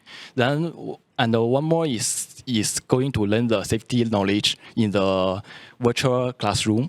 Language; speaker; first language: English; non-native, local second language; Chinese